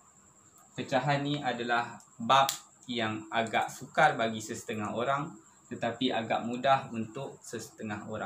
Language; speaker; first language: Malay; native; Malay